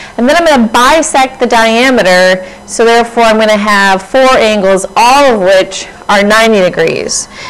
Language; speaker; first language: English; native; English